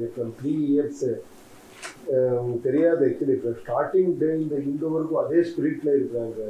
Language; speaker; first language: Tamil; non-native, learner; Kannada